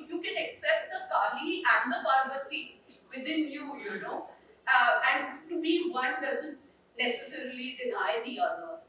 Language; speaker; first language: English; non-native, local second language; Hindi